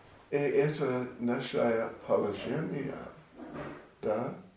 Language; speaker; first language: Russian; non-native, learner; English